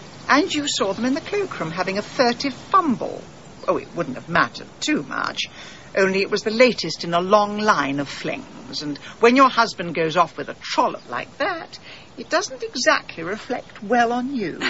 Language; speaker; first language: English; native; English